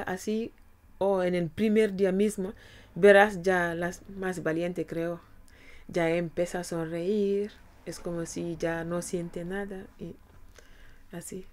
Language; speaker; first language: Spanish; non-native, fluent; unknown